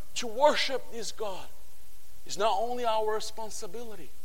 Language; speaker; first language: English; non-native, fluent; Portuguese